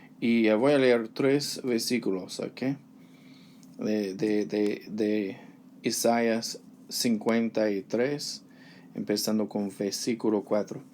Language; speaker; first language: Spanish; non-native, learner; English